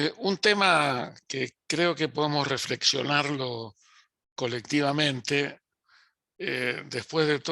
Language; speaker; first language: Spanish; native; Spanish